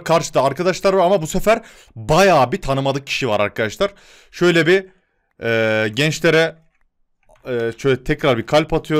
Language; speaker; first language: Turkish; native; Turkish